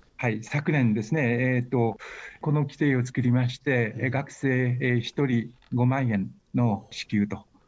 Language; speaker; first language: Japanese; native; Japanese